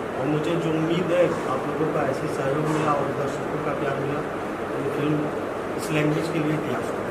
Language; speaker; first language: Hindi; native; Hindi